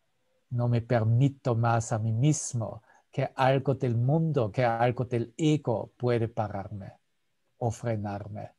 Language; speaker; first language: Spanish; non-native, fluent; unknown